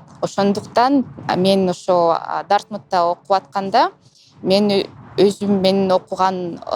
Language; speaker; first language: Kyrgyz; non-native, local second language; Russian